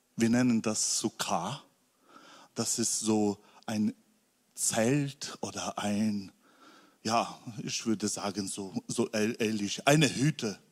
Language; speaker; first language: German; non-native, learner; Russian